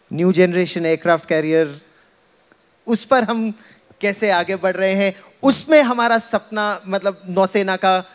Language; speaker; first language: Hindi; native; Hindi